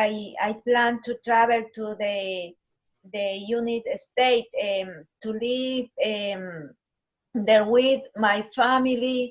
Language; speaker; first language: English; non-native, learner; Spanish